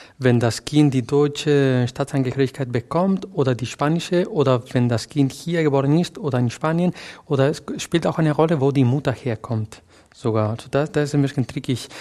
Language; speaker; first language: German; non-native, fluent; Catalan